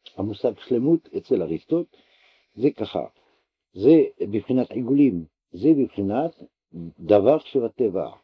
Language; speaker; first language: Hebrew; non-native, fluent; French